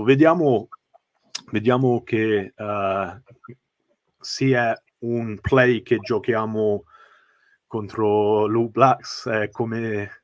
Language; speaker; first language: Italian; early bilingual, heritage; English